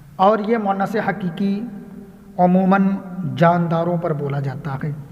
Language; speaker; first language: Urdu; native; Urdu